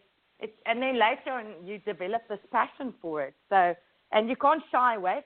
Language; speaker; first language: English; native; English